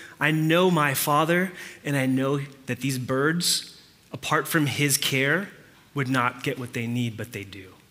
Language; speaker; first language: English; early bilingual, other home language; Spanish